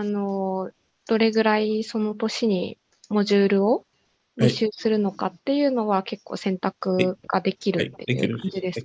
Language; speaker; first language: Japanese; native; Japanese